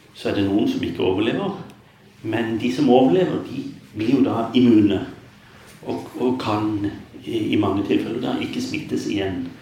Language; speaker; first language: Norwegian; native; Norwegian